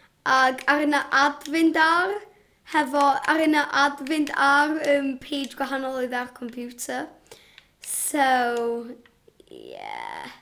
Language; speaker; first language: Welsh; non-native, local second language; English